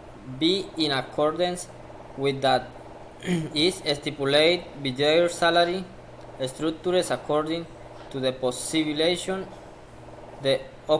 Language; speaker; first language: English; non-native, learner; Spanish